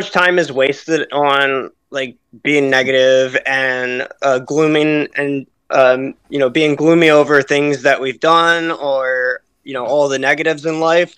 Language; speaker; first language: English; native; English